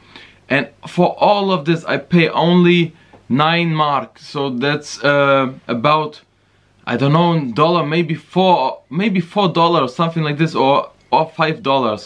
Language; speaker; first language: English; non-native, learner; Bosnian